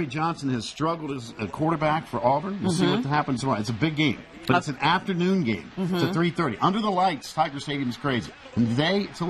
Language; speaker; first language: English; native; English